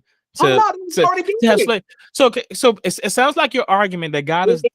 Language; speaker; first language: English; native; English